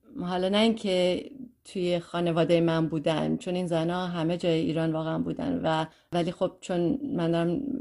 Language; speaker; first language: Persian; early bilingual, heritage; Persian